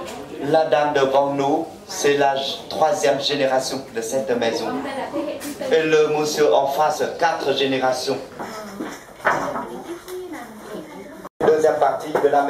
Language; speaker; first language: French; non-native, fluent; Vietnamese